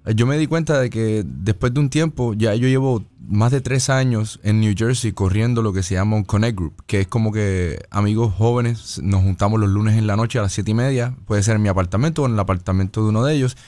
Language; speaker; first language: Spanish; native; Spanish